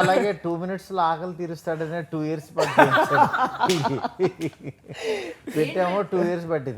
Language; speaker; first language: Telugu; native; Telugu